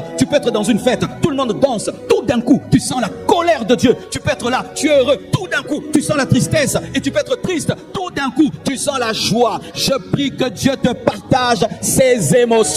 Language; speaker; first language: French; non-native, local second language; Lingala